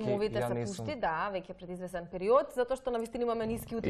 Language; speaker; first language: Macedonian; native; Macedonian